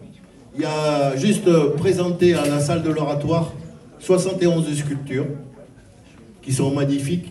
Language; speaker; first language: French; native; French